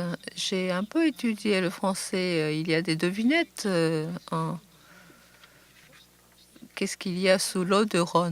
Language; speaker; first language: French; non-native, fluent; Japanese